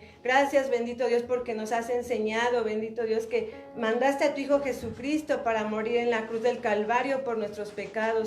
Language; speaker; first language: Spanish; native; Spanish